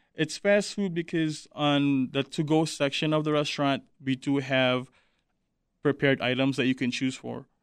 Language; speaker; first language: English; non-native, local second language; Filipino